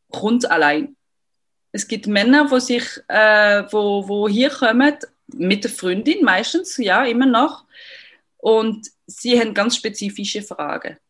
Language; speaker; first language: German; non-native, fluent; French